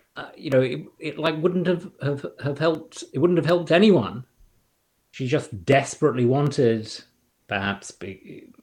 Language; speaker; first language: English; native; English